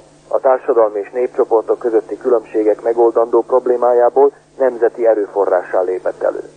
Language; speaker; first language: Hungarian; native; Hungarian